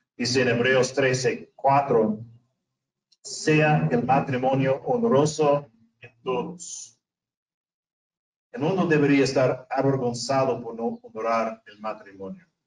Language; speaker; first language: Spanish; non-native, fluent; English